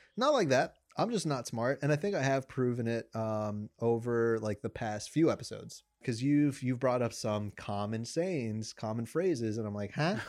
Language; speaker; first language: English; non-native, fluent; Spanish